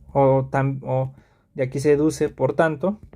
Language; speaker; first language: Spanish; native; Spanish